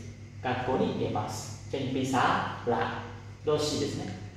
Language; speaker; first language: Japanese; non-native, fluent; Lao